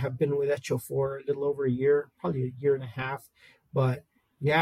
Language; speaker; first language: English; native; English